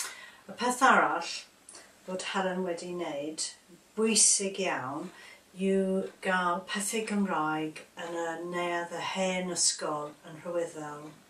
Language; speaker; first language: Welsh; non-native, learner; English